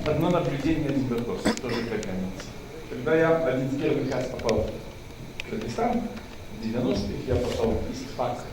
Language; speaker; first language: Russian; non-native, fluent; Polish